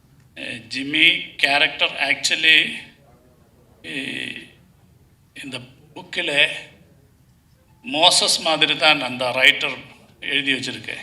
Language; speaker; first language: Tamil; non-native, learner; Malayalam